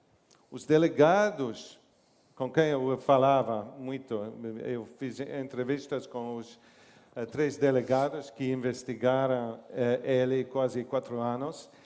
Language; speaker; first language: Portuguese; non-native, learner; English